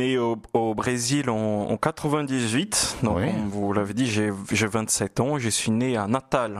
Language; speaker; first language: French; non-native, fluent; Portuguese